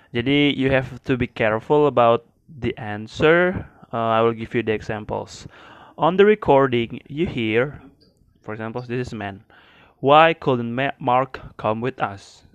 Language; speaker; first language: English; non-native, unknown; Indonesian